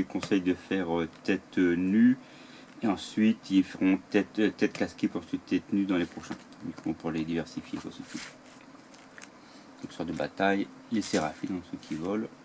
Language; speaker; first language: French; native; French